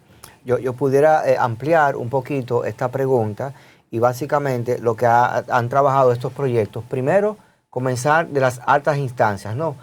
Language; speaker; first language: Spanish; native; Spanish